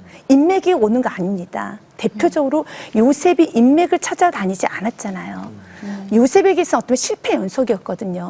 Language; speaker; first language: Korean; native; Korean